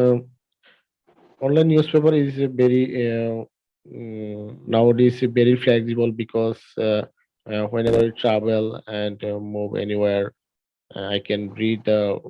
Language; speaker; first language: English; non-native, learner; Bangla